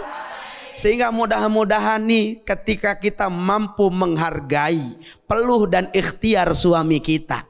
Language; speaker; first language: Indonesian; native; Indonesian